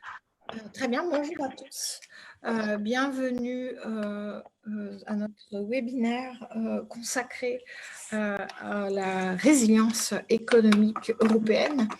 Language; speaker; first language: French; native; French